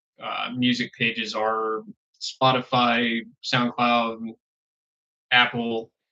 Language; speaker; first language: English; native; English